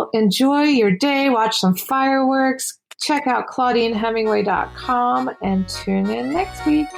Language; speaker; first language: English; native; English